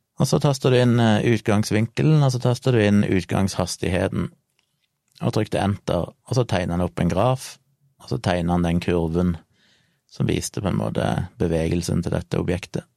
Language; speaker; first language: Norwegian; native; Norwegian